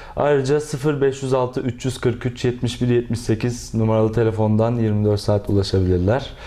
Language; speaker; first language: Turkish; native; Turkish